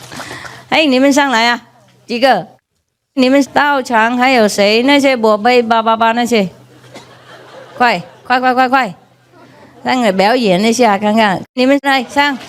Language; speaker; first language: Chinese; non-native, fluent; Vietnamese